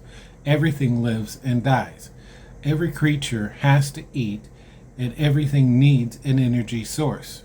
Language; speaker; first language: English; native; English